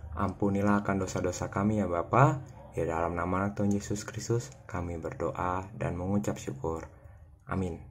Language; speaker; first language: Indonesian; native; Indonesian